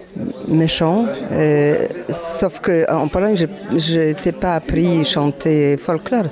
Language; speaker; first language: French; non-native, learner; Polish